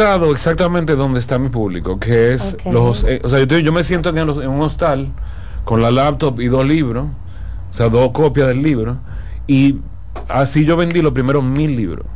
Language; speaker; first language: Spanish; native; Spanish